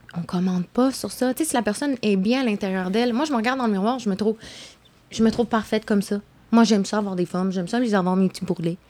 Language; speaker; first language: French; native; French